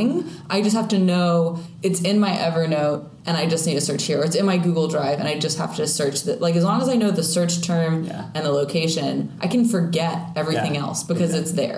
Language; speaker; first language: English; native; English